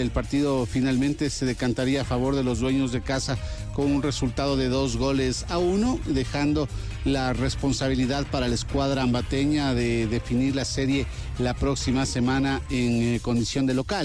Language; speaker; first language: Spanish; native; Spanish